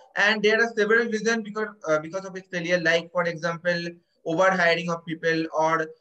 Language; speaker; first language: English; non-native, local second language; Bangla